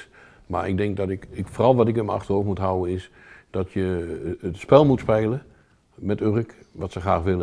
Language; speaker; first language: Dutch; native; Dutch